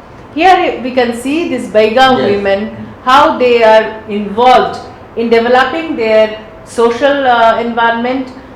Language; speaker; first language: English; non-native, local second language; Bangla